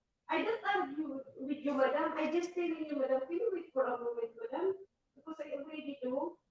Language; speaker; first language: English; non-native, local second language; Filipino